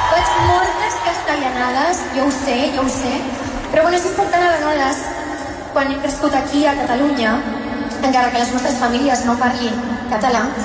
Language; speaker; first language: Catalan; non-native, local second language; Spanish